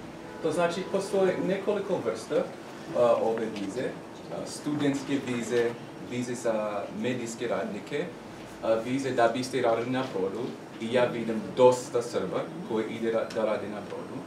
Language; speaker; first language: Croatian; non-native, learner; English